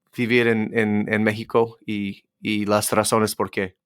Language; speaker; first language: Spanish; non-native, learner; English